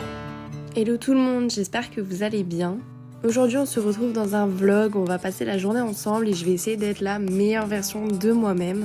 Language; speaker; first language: French; native; French